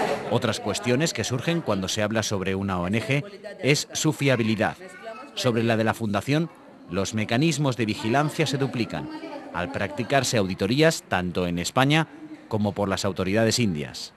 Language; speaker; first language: Spanish; native; Spanish